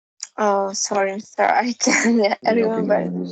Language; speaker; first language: English; non-native, learner; Central Kurdish